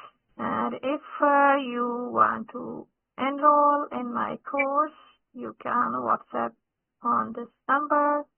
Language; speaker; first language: English; non-native, local second language; Urdu